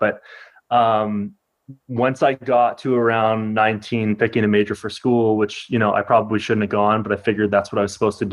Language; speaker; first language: English; native; English